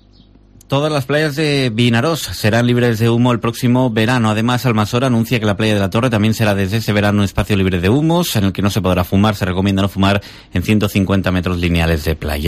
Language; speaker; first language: Spanish; native; Spanish